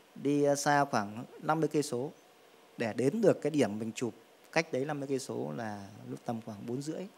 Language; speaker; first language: Vietnamese; native; Vietnamese